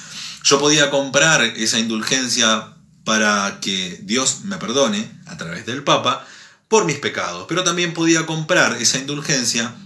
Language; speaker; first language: Spanish; native; Spanish